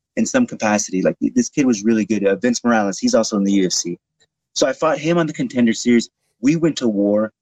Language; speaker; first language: English; native; English